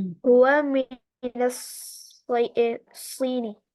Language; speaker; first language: Arabic; non-native, learner; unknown